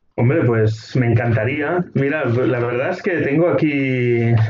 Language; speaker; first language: Spanish; non-native, local second language; Catalan